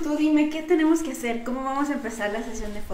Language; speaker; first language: Spanish; native; Spanish